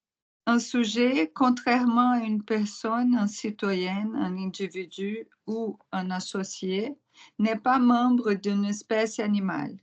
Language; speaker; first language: French; non-native, fluent; Portuguese